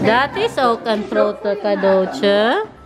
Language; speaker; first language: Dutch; non-native, learner; Filipino